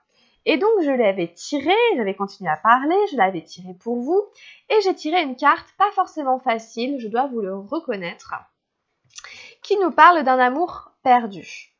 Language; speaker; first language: French; native; French